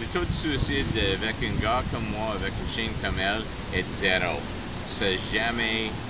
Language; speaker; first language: French; non-native, local second language; English